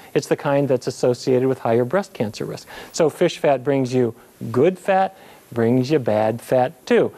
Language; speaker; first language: English; native; English